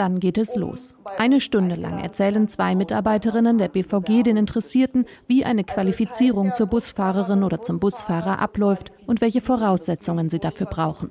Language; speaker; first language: German; native; German